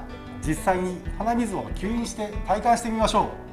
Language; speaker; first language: Japanese; native; Japanese